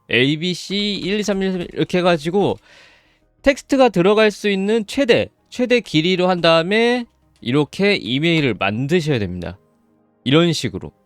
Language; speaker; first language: Korean; native; Korean